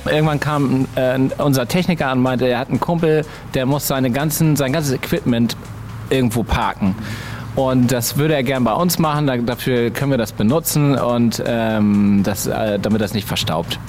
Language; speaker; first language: German; native; German